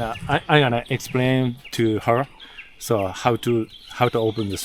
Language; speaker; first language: English; non-native, learner; Japanese